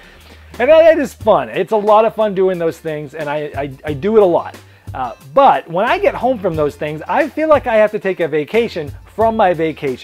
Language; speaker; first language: English; native; English